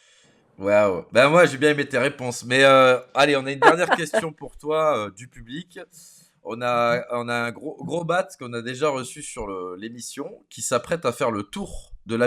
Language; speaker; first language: French; native; French